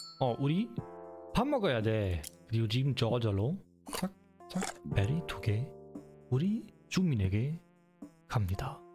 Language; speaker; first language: Korean; non-native, learner; German